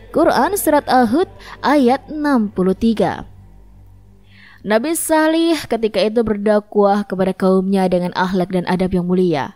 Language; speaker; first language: Indonesian; native; Indonesian